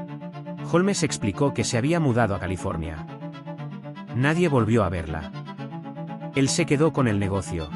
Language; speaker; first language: Spanish; native; Spanish